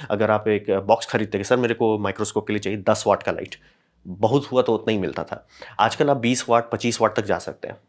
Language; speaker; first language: Hindi; native; Hindi